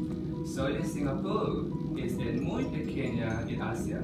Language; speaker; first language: Spanish; non-native, learner; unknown